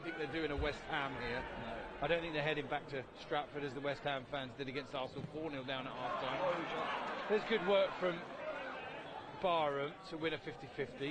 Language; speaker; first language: English; native; English